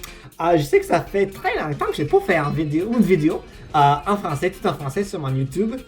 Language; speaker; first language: French; non-native, fluent; English